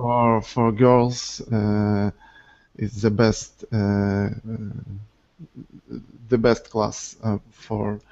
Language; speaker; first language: English; non-native, learner; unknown